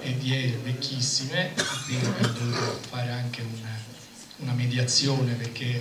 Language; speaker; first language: Italian; native; Italian